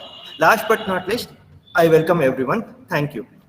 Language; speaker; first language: English; non-native, local second language; Kannada